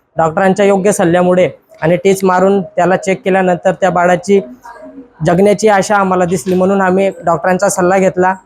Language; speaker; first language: Marathi; non-native, local second language; Bhili